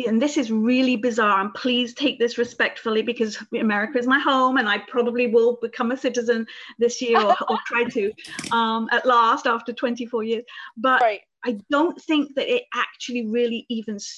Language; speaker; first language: English; native; English